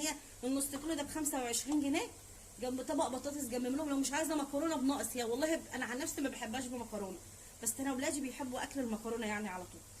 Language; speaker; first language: Arabic; native; Arabic